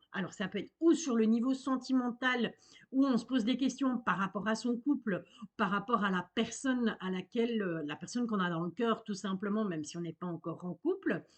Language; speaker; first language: French; native; French